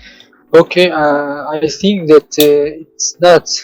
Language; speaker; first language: English; non-native, learner; Tajik